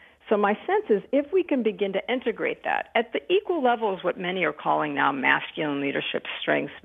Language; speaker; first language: English; native; English